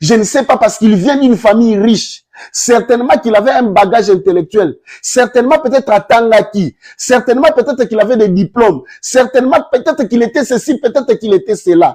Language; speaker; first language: French; non-native, local second language; Lingala